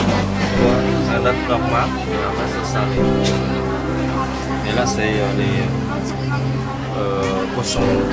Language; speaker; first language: French; non-native, learner; Khmer